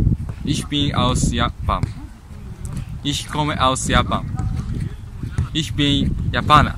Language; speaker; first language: German; non-native, learner; Japanese